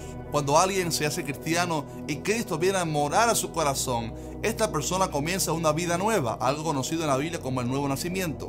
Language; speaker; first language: Spanish; native; Spanish